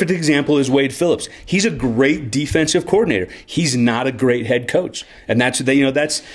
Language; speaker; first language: English; native; English